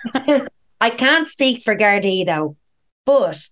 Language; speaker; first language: English; native; English